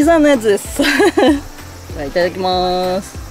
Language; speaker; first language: Japanese; native; Japanese